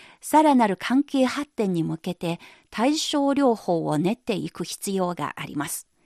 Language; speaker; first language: Japanese; non-native, fluent; Chinese